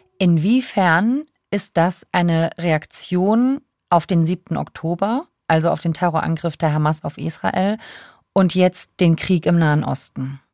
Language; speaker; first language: German; native; German